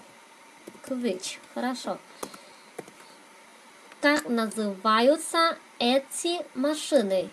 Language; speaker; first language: Russian; non-native, fluent; Vietnamese